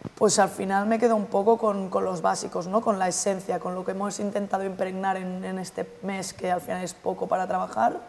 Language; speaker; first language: Spanish; native; Spanish